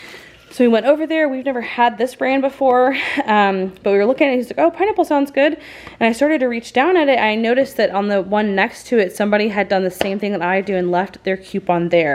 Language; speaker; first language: English; native; English